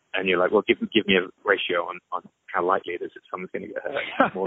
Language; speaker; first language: English; native; English